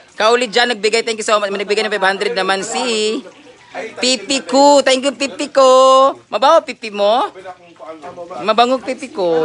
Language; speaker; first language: Filipino; non-native, local second language; Cebuano